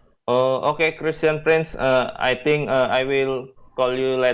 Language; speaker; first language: English; non-native, learner; Indonesian